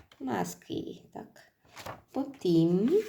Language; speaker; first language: Ukrainian; non-native, learner; Korean